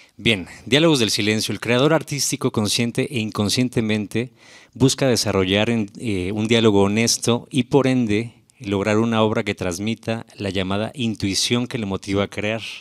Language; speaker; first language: Spanish; native; Spanish